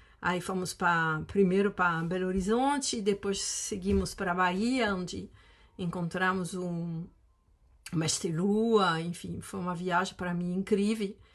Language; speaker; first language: Portuguese; non-native, fluent; French